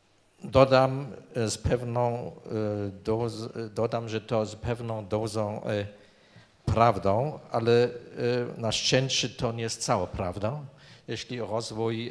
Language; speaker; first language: Polish; non-native, fluent; German